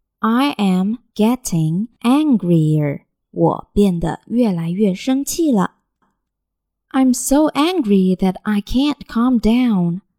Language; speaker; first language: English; non-native, fluent; Chinese